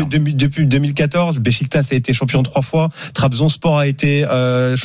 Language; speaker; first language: French; native; French